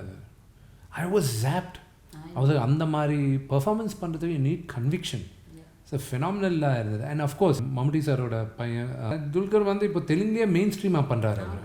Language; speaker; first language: Tamil; non-native, local second language; Telugu